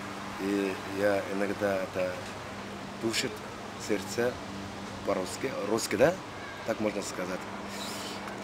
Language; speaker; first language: Russian; non-native, learner; Mongolian